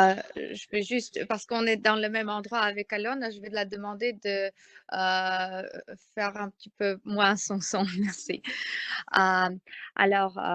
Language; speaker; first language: French; non-native, fluent; Ukrainian